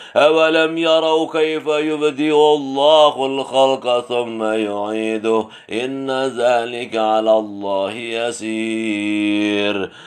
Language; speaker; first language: Arabic; non-native, learner; Indonesian